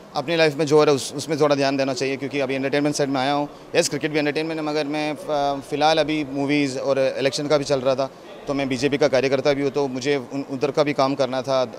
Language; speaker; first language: Hindi; non-native, local second language; Malayalam